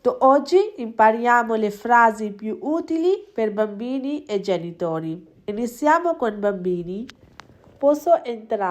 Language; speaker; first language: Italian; non-native, fluent; Urdu